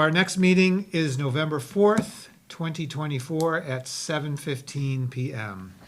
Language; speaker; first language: English; native; English